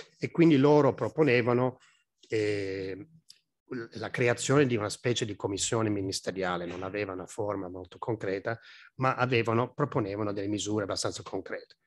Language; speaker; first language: Italian; non-native, fluent; English